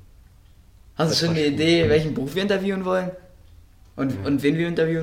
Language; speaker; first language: German; native; German